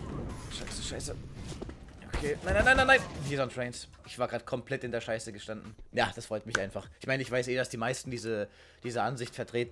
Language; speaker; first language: German; native; German